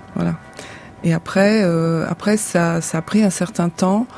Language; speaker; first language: French; non-native, fluent; Bulgarian